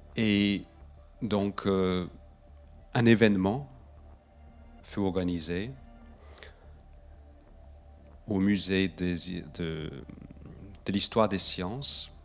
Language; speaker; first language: French; non-native, fluent; English